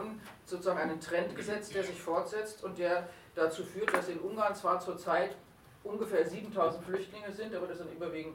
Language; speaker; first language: German; native; German